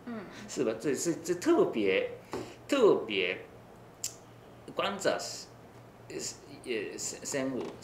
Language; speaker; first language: Chinese; non-native, learner; Japanese